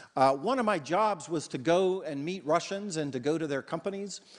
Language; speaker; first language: English; native; English